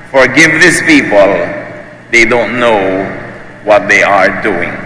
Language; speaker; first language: English; non-native, local second language; Filipino